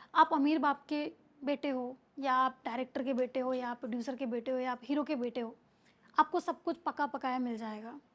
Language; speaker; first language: Hindi; native; Hindi